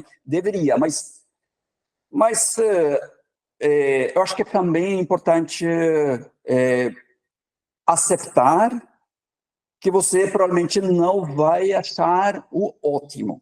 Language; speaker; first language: Portuguese; non-native, fluent; Norwegian